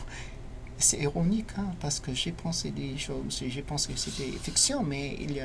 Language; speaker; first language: French; non-native, learner; English